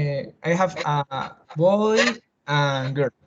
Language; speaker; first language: English; non-native, learner; Spanish